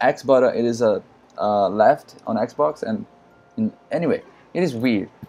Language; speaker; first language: English; non-native, learner; Portuguese